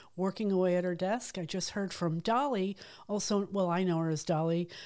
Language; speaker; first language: English; native; English